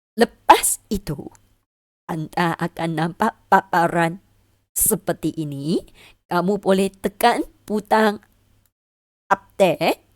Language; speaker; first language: Malay; non-native, local second language; Chinese